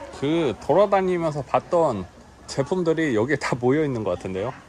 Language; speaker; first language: Korean; native; Korean